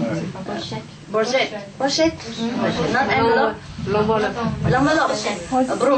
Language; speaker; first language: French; non-native, learner; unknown